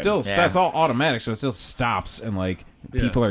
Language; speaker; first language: English; native; English